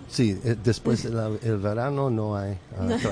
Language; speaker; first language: Spanish; non-native, learner; English